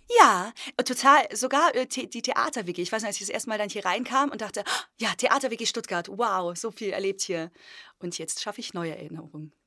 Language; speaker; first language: German; early bilingual, other home language; Polish